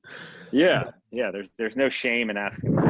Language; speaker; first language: English; native; English